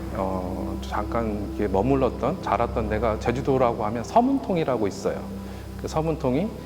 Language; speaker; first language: Korean; native; Korean